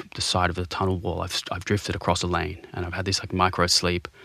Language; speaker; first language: English; native; English